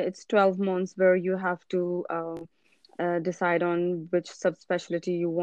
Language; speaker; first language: English; non-native, local second language; Urdu